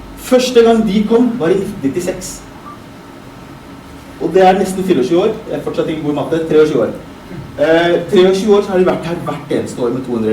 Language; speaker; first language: Norwegian; early bilingual, other home language; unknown